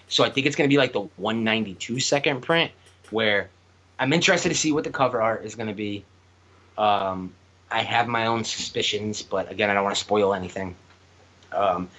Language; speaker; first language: English; native; English